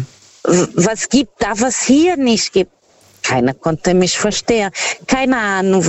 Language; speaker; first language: German; non-native, fluent; Portuguese